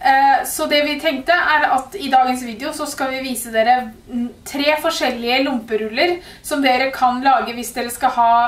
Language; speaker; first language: Norwegian; native; Norwegian